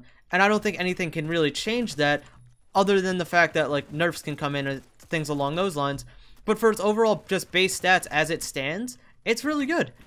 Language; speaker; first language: English; native; English